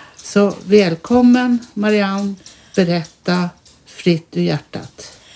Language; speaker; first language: Swedish; native; Swedish